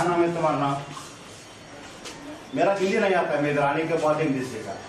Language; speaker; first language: Hindi; non-native, learner; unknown